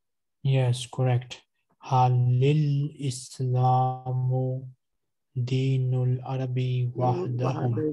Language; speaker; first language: Arabic; non-native, fluent; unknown